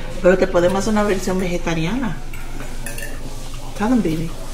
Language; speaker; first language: Spanish; early bilingual, heritage; Spanish